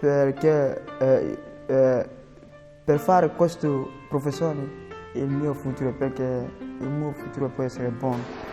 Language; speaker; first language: Italian; non-native, learner; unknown